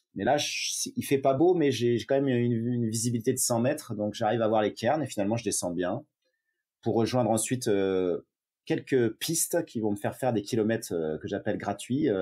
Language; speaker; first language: French; native; French